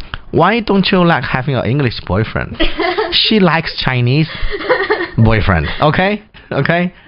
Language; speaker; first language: English; non-native, fluent; Chinese